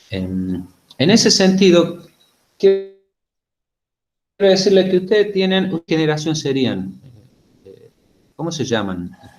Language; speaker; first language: Spanish; native; Spanish